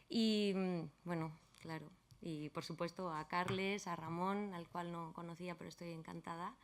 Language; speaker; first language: Spanish; native; Spanish